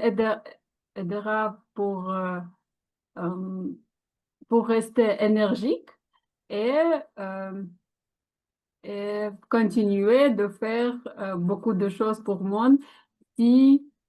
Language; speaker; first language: French; non-native, learner; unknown